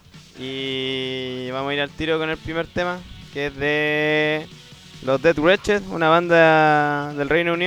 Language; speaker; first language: Spanish; native; Spanish